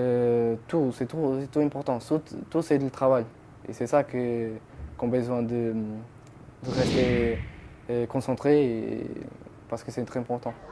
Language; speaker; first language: French; non-native, fluent; Portuguese